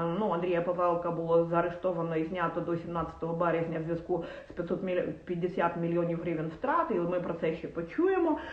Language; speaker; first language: Ukrainian; non-native, local second language; Russian